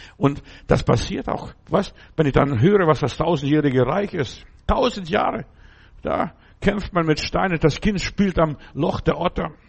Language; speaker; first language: German; non-native, fluent; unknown